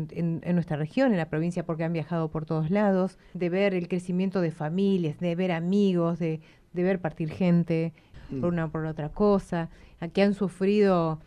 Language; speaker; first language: Spanish; native; Spanish